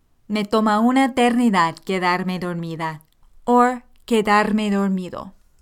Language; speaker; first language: Spanish; non-native, fluent; English